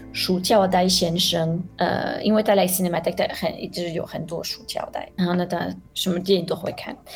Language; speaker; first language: Chinese; non-native, fluent; French